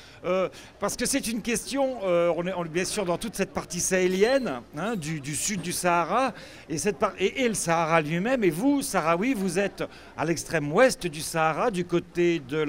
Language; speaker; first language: French; native; French